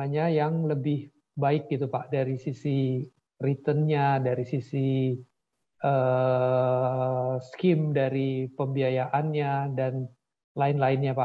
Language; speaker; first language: Indonesian; native; Indonesian